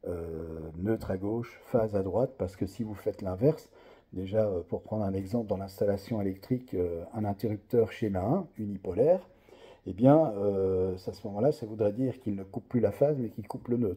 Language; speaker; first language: French; native; French